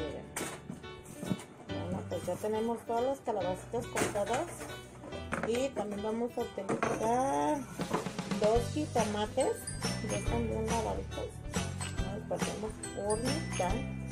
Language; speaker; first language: Spanish; native; Spanish